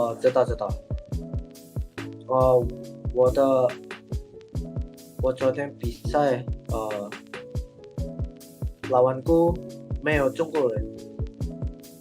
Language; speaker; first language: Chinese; non-native, learner; Indonesian